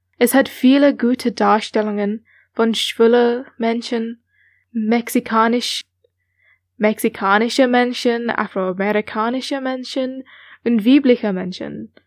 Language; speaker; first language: German; non-native, learner; English